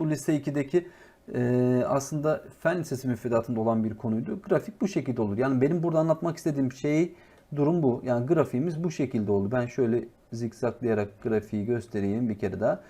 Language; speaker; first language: Turkish; native; Turkish